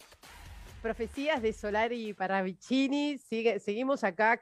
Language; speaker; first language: Spanish; native; Spanish